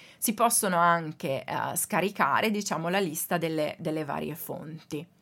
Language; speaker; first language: Italian; native; Italian